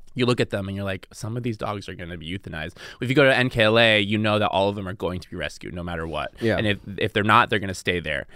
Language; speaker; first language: English; native; English